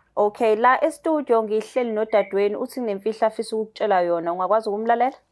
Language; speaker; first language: Zulu; native; Zulu